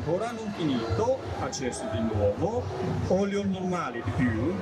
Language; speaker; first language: Italian; non-native, learner; Chinese